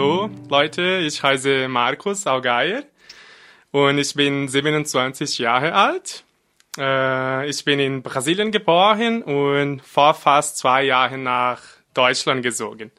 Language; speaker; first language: German; non-native, fluent; Portuguese